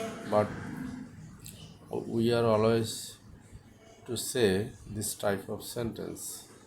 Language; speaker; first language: English; non-native, local second language; Bangla